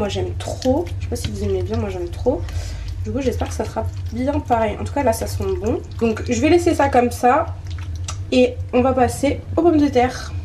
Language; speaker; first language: French; early bilingual, other home language; Arabic